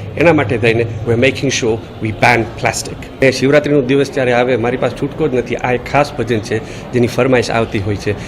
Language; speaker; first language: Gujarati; early bilingual, heritage; Gujarati